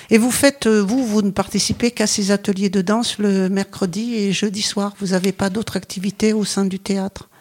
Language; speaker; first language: French; native; French